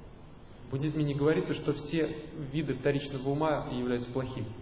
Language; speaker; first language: Russian; native; Russian